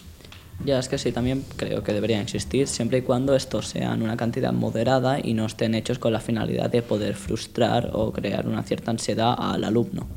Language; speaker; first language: Spanish; native; Spanish